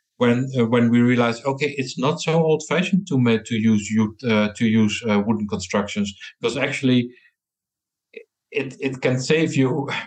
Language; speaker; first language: English; non-native, fluent; Dutch